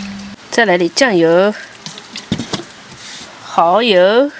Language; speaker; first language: Chinese; native; Chinese